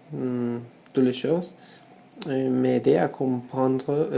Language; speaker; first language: French; non-native, learner; Spanish